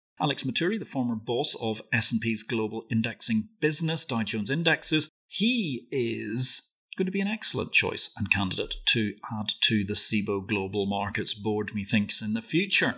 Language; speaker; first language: English; native; English